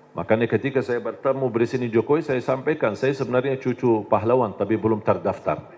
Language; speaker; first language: Indonesian; non-native, fluent; Arabic